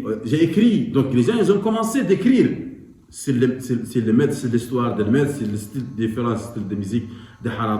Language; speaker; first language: French; non-native, local second language; Arabic